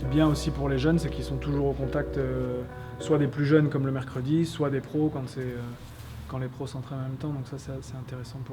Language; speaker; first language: French; native; French